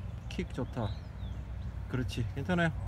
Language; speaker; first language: Korean; native; Korean